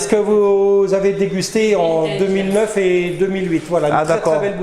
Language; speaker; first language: French; native; French